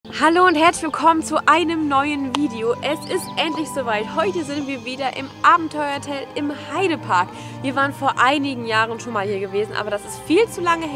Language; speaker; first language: German; native; German